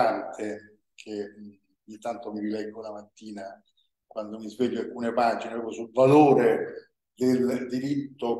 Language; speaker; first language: Italian; native; Italian